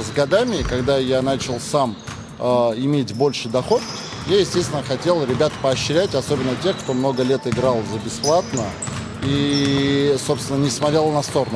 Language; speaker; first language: Russian; native; Russian